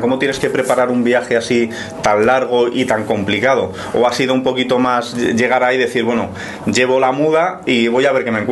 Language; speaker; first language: Spanish; native; Spanish